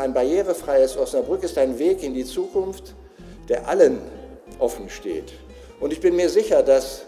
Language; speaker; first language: German; native; German